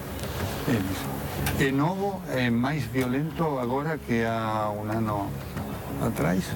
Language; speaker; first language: Portuguese; non-native, learner; Spanish